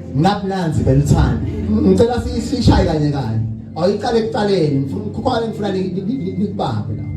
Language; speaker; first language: Zulu; non-native, local second language; Swati